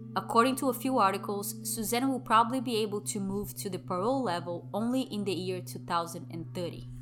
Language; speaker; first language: English; non-native, fluent; Portuguese